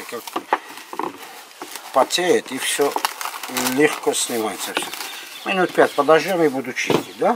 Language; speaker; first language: Russian; non-native, local second language; Armenian